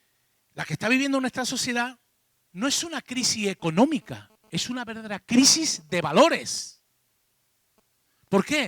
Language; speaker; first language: Spanish; native; Spanish